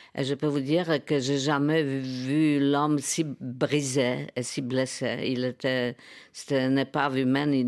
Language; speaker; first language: French; non-native, fluent; Polish